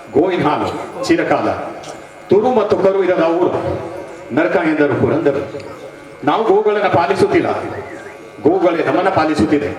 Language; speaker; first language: Kannada; non-native, local second language; Hindi